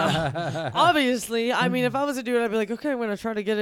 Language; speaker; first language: English; native; English